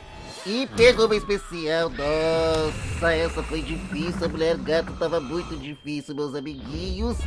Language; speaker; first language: Portuguese; native; Portuguese